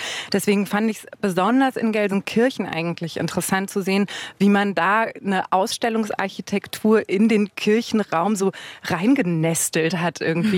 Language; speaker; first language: German; native; German